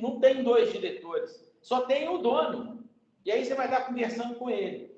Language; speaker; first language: Portuguese; native; Portuguese